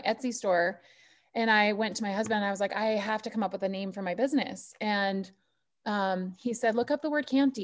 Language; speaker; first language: English; native; English